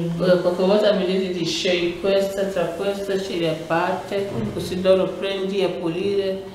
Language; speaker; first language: Italian; non-native, learner; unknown